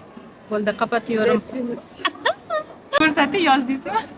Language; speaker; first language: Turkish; non-native, learner; Uzbek